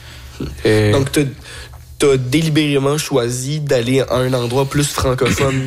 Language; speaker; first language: French; native; French